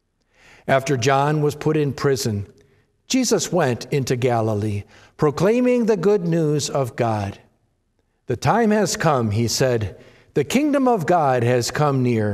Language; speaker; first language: English; native; English